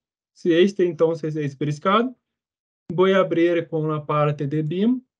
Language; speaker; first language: Spanish; non-native, fluent; Portuguese